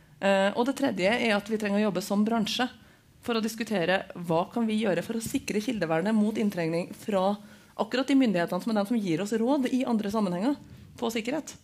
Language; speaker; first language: Norwegian; native; Norwegian